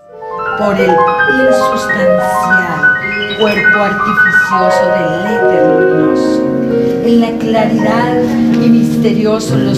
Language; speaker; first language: Spanish; native; Spanish